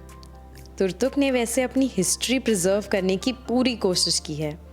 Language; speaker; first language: Hindi; native; Hindi